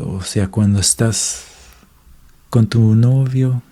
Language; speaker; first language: Spanish; non-native, fluent; German